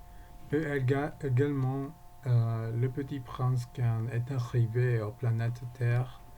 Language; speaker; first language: French; non-native, learner; Spanish